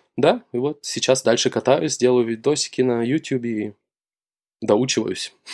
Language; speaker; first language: Russian; native; Russian